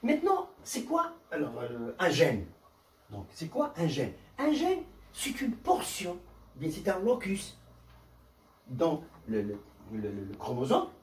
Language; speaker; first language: French; non-native, local second language; Arabic